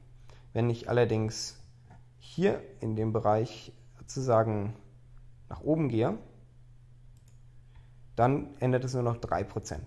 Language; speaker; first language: German; native; German